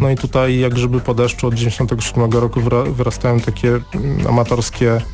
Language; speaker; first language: Polish; native; Polish